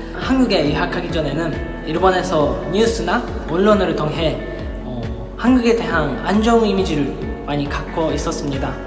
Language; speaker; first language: Korean; non-native, fluent; Japanese